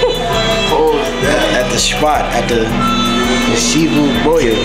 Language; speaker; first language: English; native; English